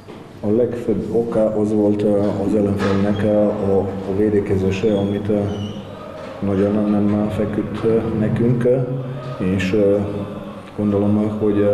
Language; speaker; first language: Hungarian; non-native, fluent; Serbian